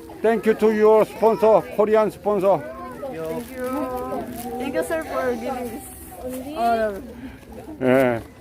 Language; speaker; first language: English; non-native, learner; Korean